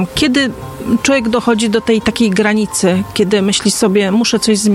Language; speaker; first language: Polish; native; Polish